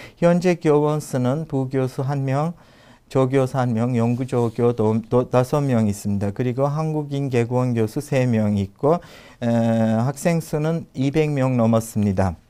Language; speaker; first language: Korean; non-native, fluent; Turkish